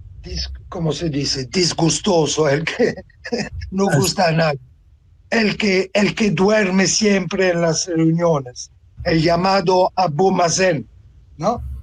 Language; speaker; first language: Spanish; non-native, fluent; Italian